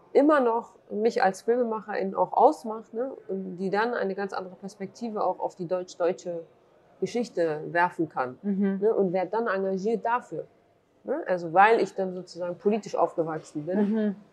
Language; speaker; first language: German; early bilingual, other home language; Kurdish